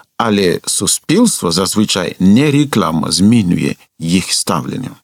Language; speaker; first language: Ukrainian; non-native, fluent; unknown